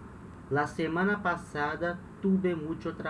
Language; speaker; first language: Spanish; non-native, fluent; Portuguese